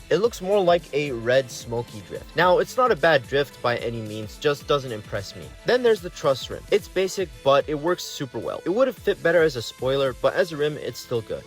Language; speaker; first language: English; native; English